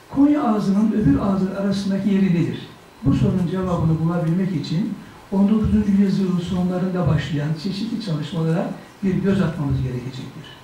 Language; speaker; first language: Turkish; native; Turkish